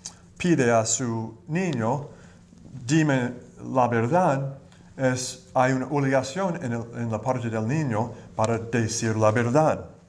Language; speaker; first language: Spanish; non-native, learner; English